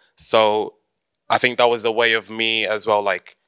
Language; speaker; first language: English; early bilingual, heritage; Portuguese